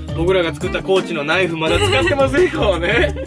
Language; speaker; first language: Japanese; native; Japanese